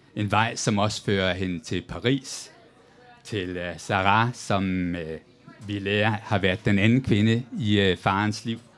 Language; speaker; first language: Danish; native; Danish